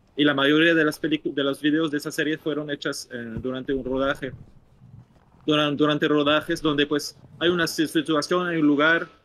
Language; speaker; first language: Spanish; non-native, fluent; French